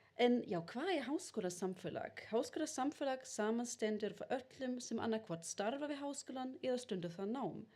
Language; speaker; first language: Icelandic; non-native, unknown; German